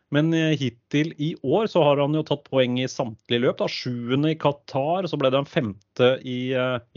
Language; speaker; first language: Norwegian; native; Norwegian